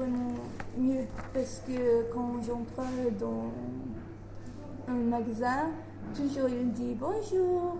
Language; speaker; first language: French; non-native, learner; English